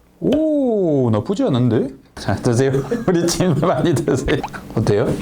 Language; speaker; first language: Korean; non-native, learner; French